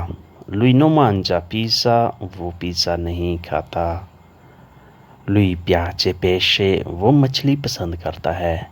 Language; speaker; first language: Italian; non-native, learner; Urdu